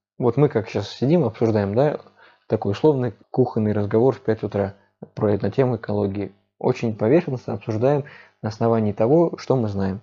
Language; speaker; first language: Russian; native; Russian